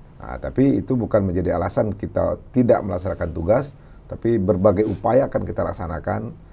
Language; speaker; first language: Indonesian; non-native, local second language; Minangkabau